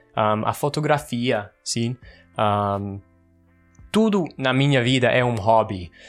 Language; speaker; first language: Portuguese; non-native, learner; English